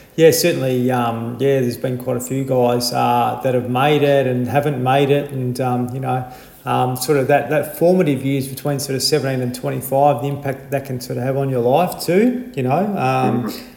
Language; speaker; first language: English; native; English